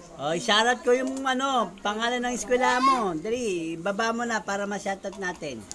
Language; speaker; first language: Filipino; native; Filipino